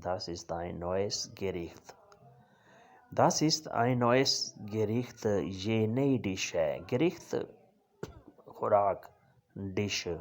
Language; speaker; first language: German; non-native, learner; Urdu